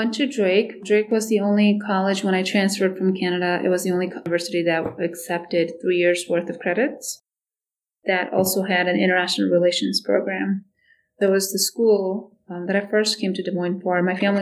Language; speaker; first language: English; non-native, local second language; Nepali